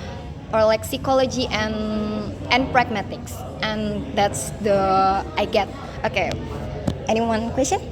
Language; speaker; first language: English; non-native, learner; Indonesian